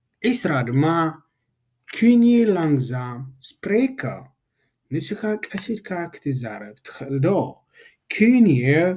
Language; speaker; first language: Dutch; non-native, fluent; Tigrinya